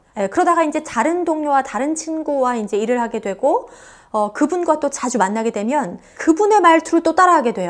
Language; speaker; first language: Korean; native; Korean